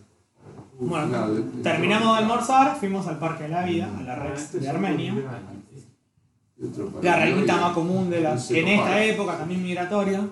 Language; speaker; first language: Spanish; native; Spanish